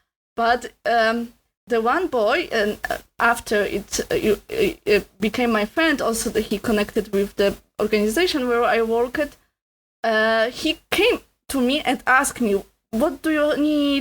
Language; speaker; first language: English; non-native, learner; Polish